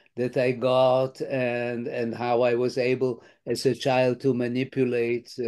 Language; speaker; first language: English; non-native, fluent; Lithuanian